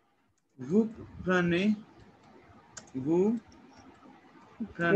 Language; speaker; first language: French; non-native, fluent; Hindi